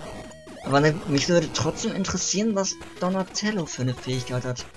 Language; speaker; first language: German; native; German